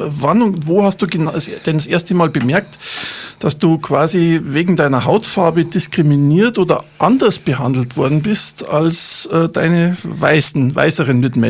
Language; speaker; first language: German; native; German